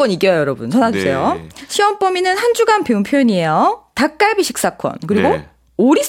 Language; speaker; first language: Korean; native; Korean